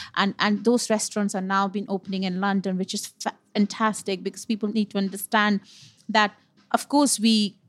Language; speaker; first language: English; non-native, local second language; Punjabi